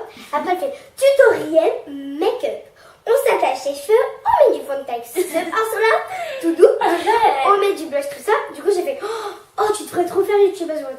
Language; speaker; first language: French; native; French